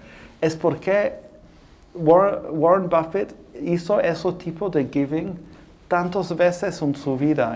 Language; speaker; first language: Spanish; non-native, fluent; English